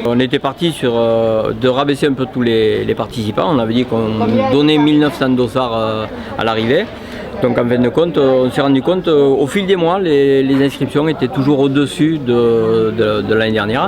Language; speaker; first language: French; native; French